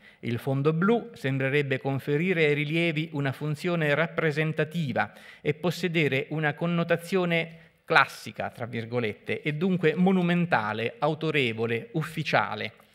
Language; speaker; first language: Italian; native; Italian